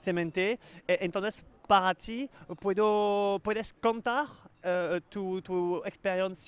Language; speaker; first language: Spanish; non-native, learner; French